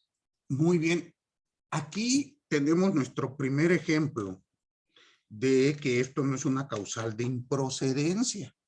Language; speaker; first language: Spanish; native; Spanish